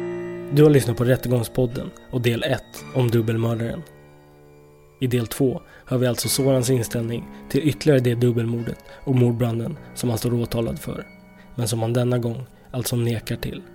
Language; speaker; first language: Swedish; native; Swedish